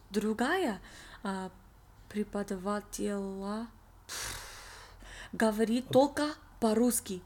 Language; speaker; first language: Russian; non-native, learner; English